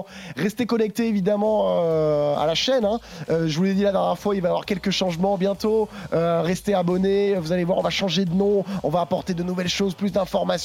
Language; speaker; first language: French; native; French